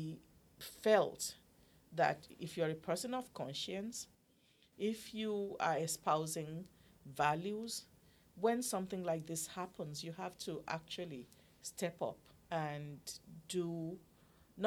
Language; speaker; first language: English; non-native, local second language; Yoruba